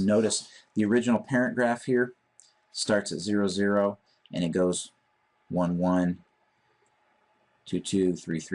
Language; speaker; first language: English; native; English